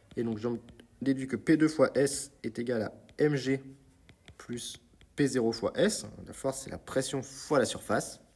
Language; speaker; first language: French; native; French